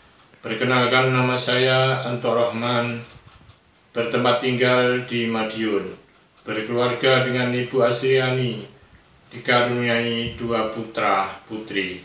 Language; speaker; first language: Indonesian; non-native, local second language; Javanese